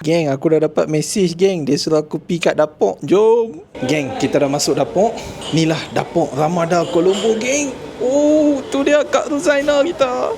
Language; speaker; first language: Malay; native; Malay